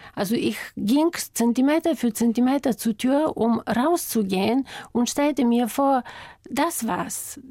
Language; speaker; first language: German; non-native, fluent; Bulgarian